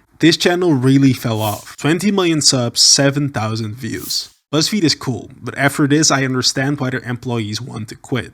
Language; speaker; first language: English; native; English